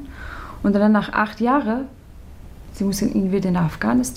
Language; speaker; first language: German; non-native, fluent; Persian